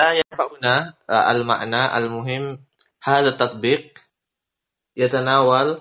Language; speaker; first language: Arabic; non-native, learner; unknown